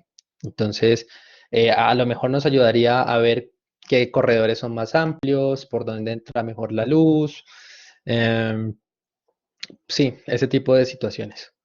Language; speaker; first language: Spanish; native; Spanish